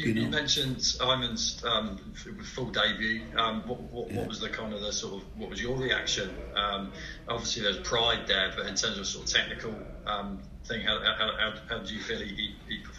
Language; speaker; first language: English; native; English